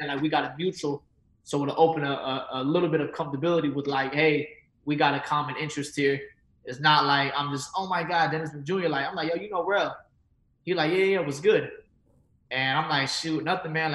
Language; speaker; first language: English; native; English